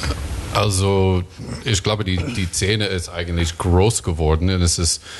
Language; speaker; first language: German; non-native, fluent; English